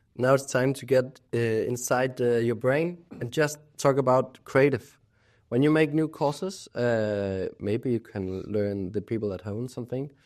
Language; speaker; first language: English; non-native, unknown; Danish